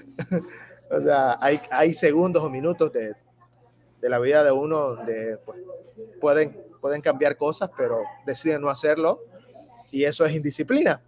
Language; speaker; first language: Spanish; native; Spanish